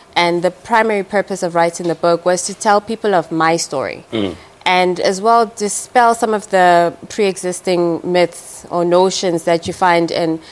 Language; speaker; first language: English; non-native, local second language; Tswana